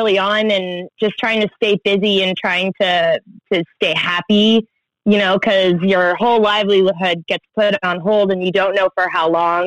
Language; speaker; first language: English; native; English